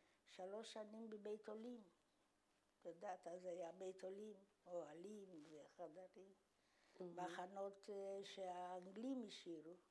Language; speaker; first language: Hebrew; non-native, fluent; Polish